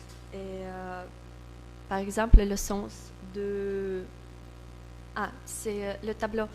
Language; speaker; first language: French; non-native, learner; Russian